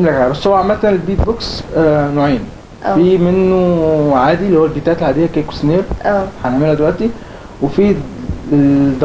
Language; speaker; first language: Arabic; native; Arabic